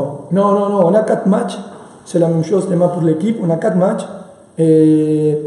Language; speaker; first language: French; non-native, fluent; Spanish